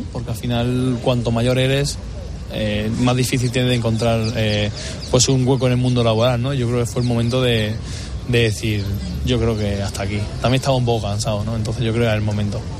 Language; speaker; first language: Spanish; native; Spanish